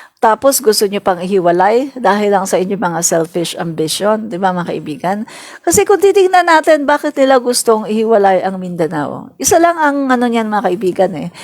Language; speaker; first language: Filipino; non-native, local second language; Cebuano